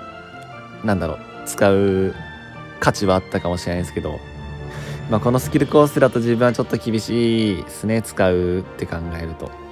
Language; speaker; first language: Japanese; native; Japanese